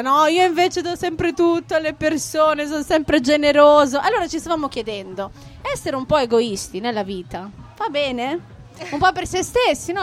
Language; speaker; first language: Italian; native; Italian